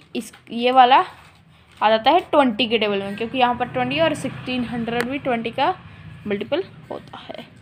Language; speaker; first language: Hindi; non-native, local second language; Punjabi